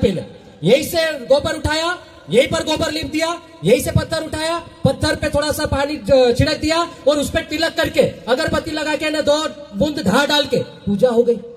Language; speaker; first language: Hindi; non-native, local second language; Bhili